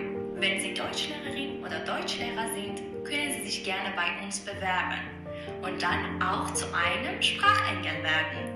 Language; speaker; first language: German; non-native, fluent; Persian